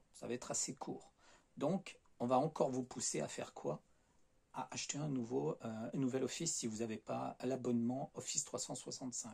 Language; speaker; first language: French; native; French